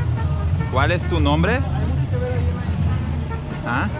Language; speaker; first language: Spanish; non-native, learner; English